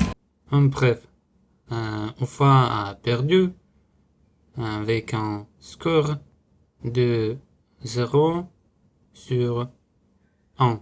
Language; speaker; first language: French; non-native, learner; Russian